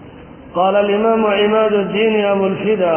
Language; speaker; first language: Arabic; native; Arabic